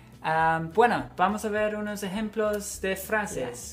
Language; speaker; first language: Spanish; non-native, fluent; English